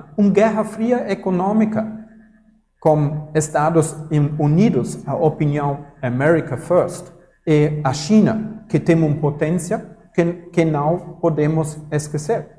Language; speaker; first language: Portuguese; non-native, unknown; German